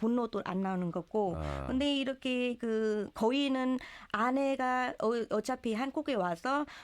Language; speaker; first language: Korean; non-native, learner; Vietnamese